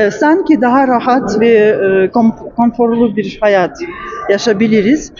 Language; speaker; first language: Turkish; non-native, learner; Russian